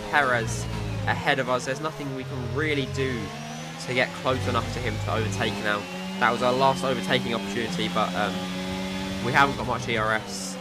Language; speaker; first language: English; native; English